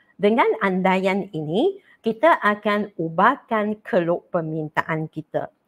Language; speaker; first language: Malay; non-native, local second language; Chinese